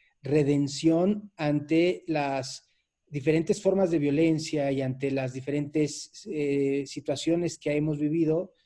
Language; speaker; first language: Spanish; native; Spanish